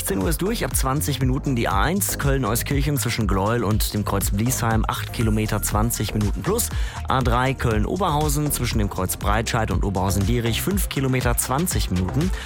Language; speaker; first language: German; native; German